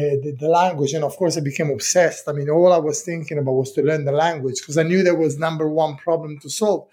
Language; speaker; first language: English; non-native, fluent; Italian